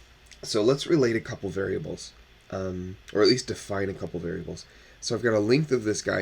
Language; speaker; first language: English; native; English